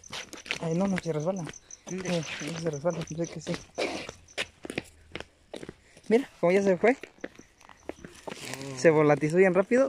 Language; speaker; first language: Spanish; native; Spanish